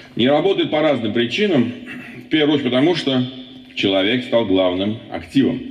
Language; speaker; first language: Russian; non-native, local second language; Armenian